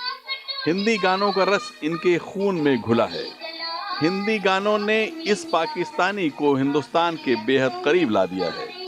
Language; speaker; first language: Hindi; native; Hindi